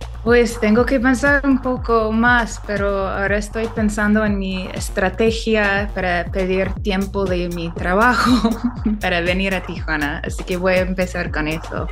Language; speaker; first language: Spanish; non-native, fluent; English